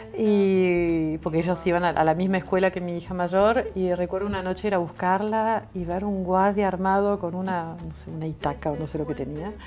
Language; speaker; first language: Spanish; non-native, fluent; French